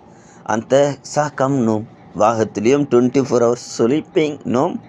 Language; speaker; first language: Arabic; non-native, learner; Tamil